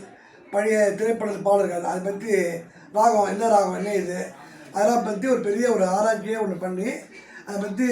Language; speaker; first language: Tamil; native; Tamil